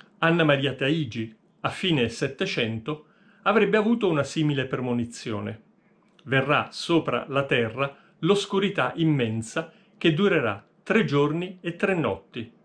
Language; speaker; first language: Italian; native; Italian